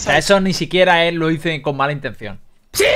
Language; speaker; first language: Spanish; native; Spanish